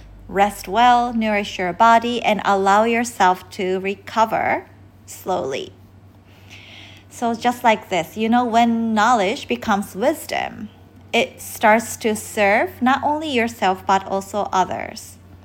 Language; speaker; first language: English; non-native, fluent; Japanese